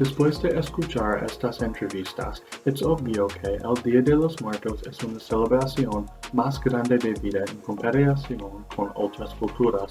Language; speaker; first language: Spanish; non-native, learner; English